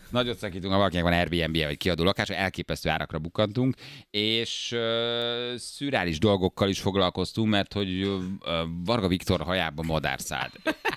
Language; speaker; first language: Hungarian; native; Hungarian